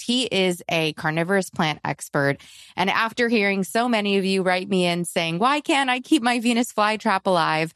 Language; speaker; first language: English; native; English